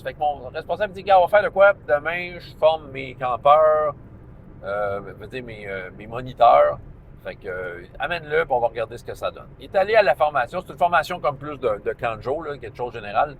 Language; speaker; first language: French; native; French